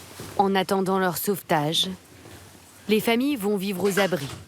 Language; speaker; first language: French; native; French